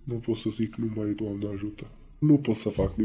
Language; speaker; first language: Romanian; non-native, learner; Arabic